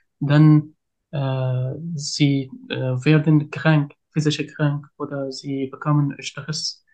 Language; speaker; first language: German; non-native, learner; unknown